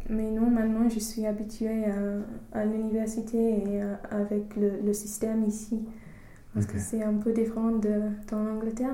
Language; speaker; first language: French; non-native, fluent; English